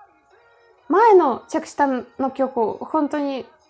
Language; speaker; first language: Japanese; non-native, fluent; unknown